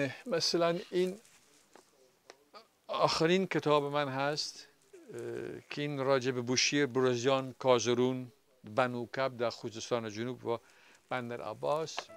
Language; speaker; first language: Persian; non-native, fluent; Dutch